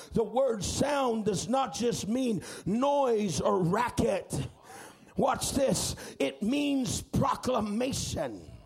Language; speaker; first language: English; native; English